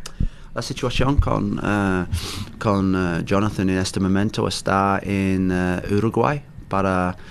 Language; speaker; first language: Spanish; non-native, learner; English